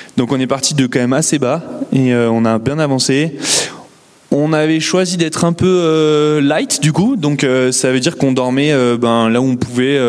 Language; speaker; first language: French; native; French